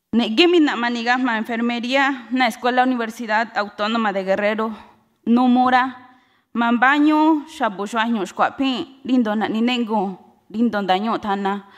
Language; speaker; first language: Spanish; non-native, local second language; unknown